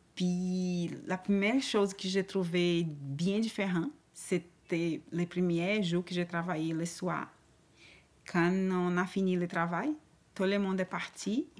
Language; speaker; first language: French; non-native, learner; Portuguese